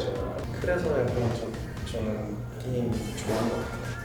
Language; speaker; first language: Korean; non-native, fluent; English